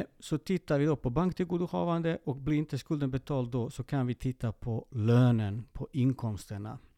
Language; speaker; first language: Swedish; early bilingual, other home language; Serbian